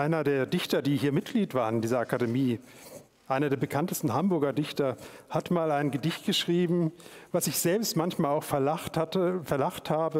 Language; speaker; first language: German; native; German